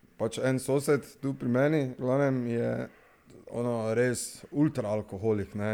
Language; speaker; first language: Slovenian; non-native, local second language; Serbian